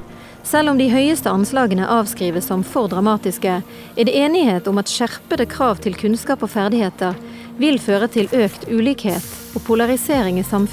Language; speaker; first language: Norwegian; native; Norwegian